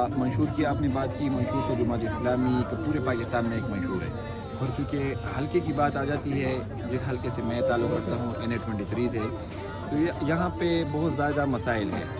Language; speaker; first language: Urdu; non-native, local second language; Pashto